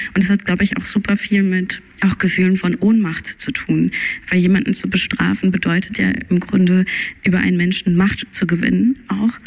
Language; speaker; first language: German; early bilingual, other home language; Turkish